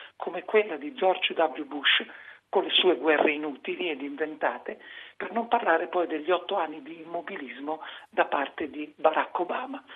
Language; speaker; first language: Italian; non-native, fluent; Arabic